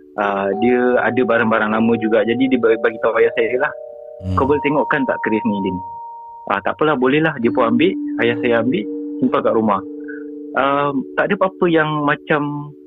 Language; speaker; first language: Malay; native; Malay